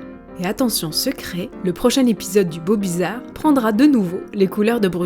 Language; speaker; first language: French; native; French